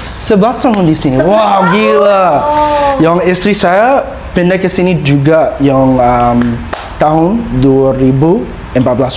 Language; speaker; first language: Indonesian; non-native, learner; English